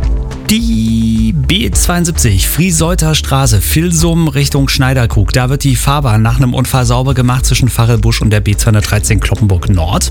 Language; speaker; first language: German; native; German